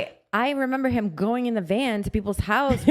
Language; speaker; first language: English; native; English